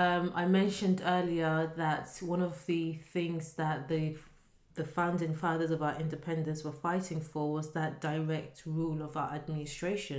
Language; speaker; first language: English; non-native, local second language; Yoruba